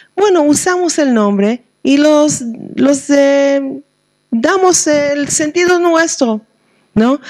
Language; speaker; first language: Spanish; non-native, fluent; Hebrew